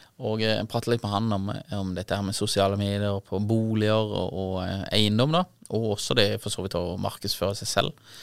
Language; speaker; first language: Norwegian; native; Norwegian